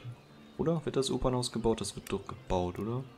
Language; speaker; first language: German; native; German